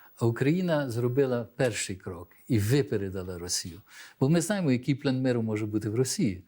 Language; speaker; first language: Ukrainian; early bilingual, heritage; Ukrainian